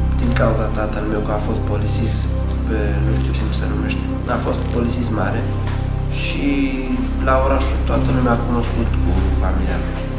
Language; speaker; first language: Romanian; non-native, learner; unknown